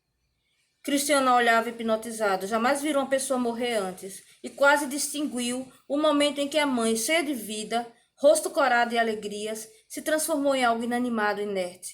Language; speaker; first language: Portuguese; native; Portuguese